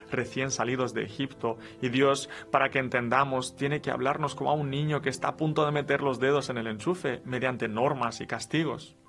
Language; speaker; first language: Spanish; non-native, fluent; Romanian